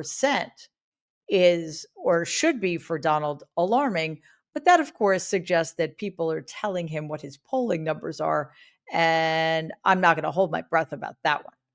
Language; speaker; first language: English; native; English